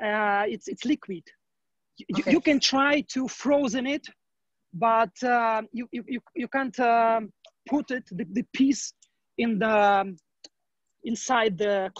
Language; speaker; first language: English; non-native, learner; Ukrainian